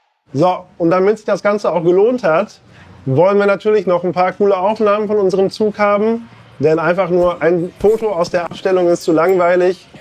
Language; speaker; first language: German; native; German